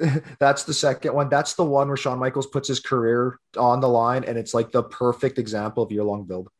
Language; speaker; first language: English; native; English